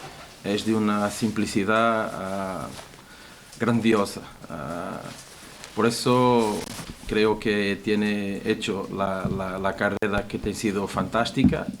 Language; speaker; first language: Spanish; non-native, fluent; Portuguese